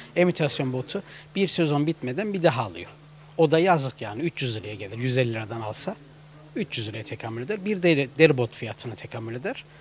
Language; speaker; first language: Turkish; native; Turkish